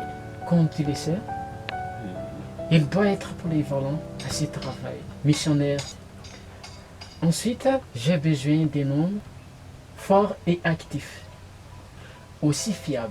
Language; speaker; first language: French; non-native, local second language; Malagasy